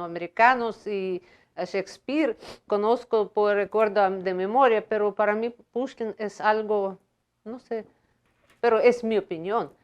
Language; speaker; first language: Spanish; non-native, fluent; Russian